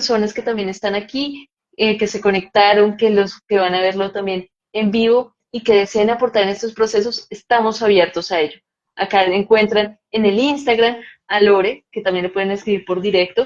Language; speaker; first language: Spanish; native; Spanish